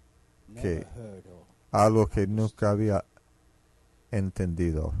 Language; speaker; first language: Spanish; non-native, fluent; Finnish